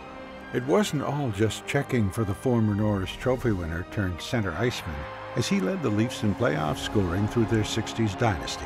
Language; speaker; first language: English; native; English